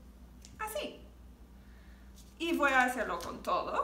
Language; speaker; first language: Spanish; non-native, learner; English